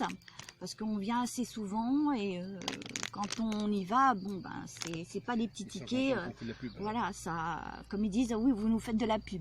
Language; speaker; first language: French; native; French